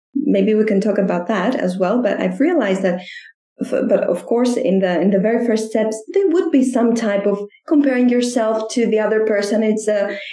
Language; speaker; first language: English; non-native, fluent; Greek